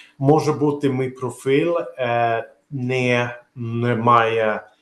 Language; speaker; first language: Ukrainian; non-native, learner; Swedish